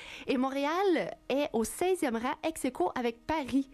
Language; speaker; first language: French; native; French